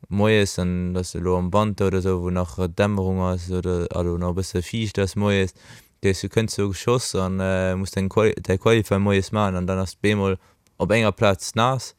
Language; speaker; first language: Luxembourgish; early bilingual, other home language; Portuguese